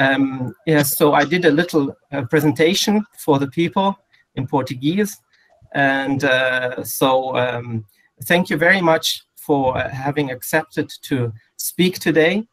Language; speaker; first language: English; non-native, fluent; Portuguese